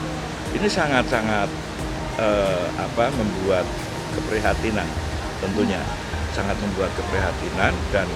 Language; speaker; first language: Indonesian; native; Indonesian